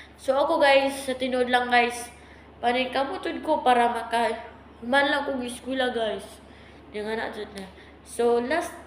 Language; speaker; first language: Cebuano; non-native, local second language; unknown